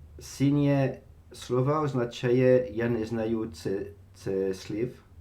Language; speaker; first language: Ukrainian; non-native, learner; French